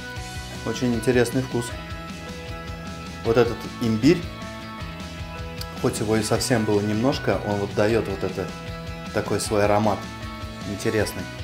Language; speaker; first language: Russian; native; Russian